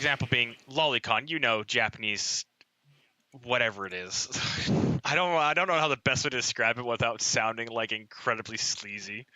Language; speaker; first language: English; native; English